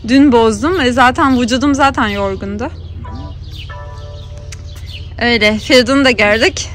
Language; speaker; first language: Turkish; native; Turkish